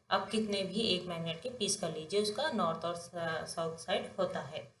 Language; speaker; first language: Hindi; non-native, local second language; Telugu